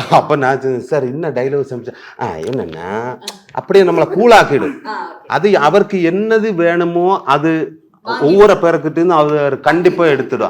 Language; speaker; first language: Tamil; non-native, learner; Malayalam